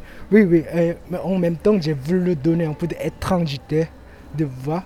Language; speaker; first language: French; non-native, learner; Korean